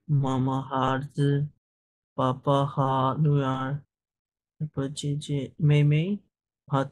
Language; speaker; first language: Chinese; non-native, learner; Bangla